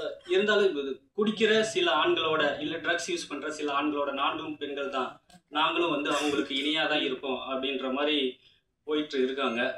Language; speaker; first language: Tamil; native; Tamil